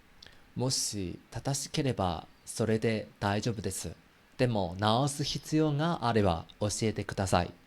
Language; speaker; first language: Japanese; non-native, learner; Chinese